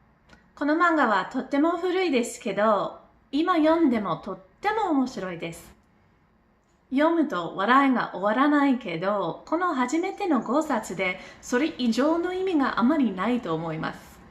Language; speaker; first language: Japanese; non-native, learner; English